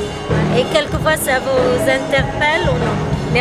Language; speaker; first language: French; non-native, fluent; Arabic